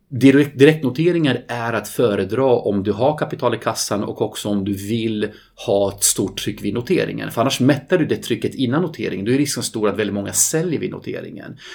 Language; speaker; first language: Swedish; non-native, fluent; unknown